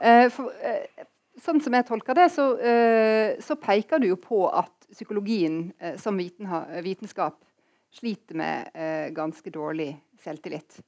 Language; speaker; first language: Norwegian; native; Norwegian